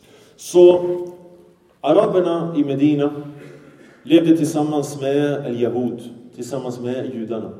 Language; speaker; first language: Swedish; early bilingual, other home language; Arabic